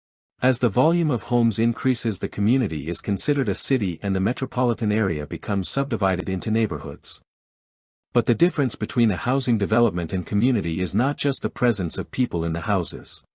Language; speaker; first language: English; native; English